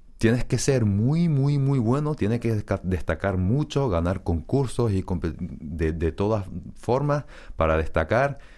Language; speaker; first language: Spanish; early bilingual, other home language; Korean